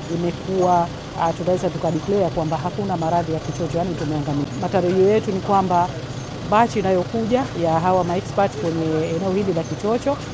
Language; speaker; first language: Swahili; native; Swahili